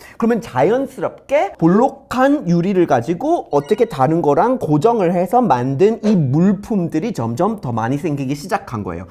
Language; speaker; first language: Korean; non-native, fluent; English